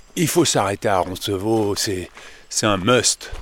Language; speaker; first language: French; native; French